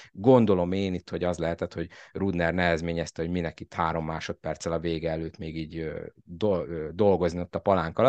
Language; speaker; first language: Hungarian; native; Hungarian